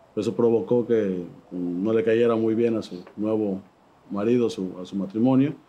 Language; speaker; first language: Spanish; native; Spanish